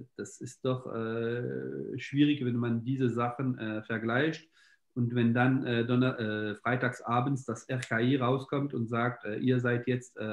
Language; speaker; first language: German; non-native, local second language; French